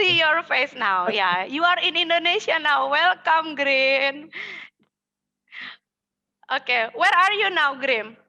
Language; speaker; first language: English; non-native, fluent; Indonesian